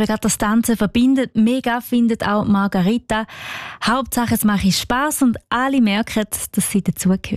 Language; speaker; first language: German; native; German